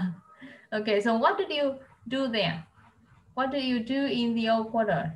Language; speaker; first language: English; non-native, fluent; Vietnamese